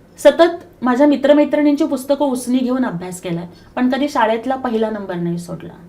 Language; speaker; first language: Marathi; non-native, local second language; Telugu